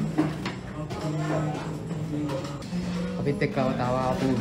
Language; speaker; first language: Japanese; non-native, fluent; Sinhala